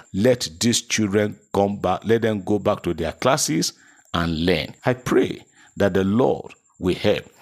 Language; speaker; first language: English; non-native, local second language; Yoruba